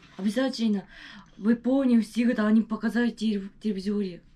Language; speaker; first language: Russian; non-native, learner; Japanese